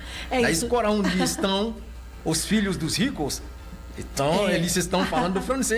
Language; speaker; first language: Portuguese; non-native, local second language; Haitian Creole